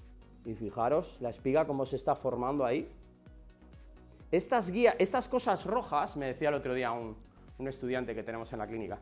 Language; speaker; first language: Spanish; native; Spanish